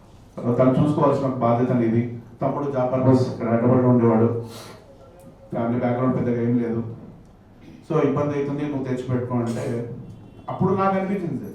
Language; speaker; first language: Telugu; native; Telugu